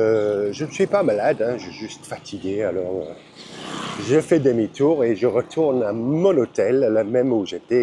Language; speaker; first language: French; non-native, fluent; English